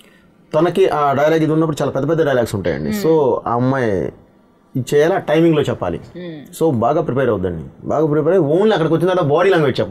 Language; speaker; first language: Telugu; native; Telugu